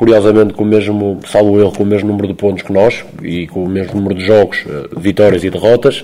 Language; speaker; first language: Portuguese; native; Portuguese